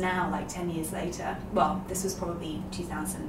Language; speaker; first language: English; native; English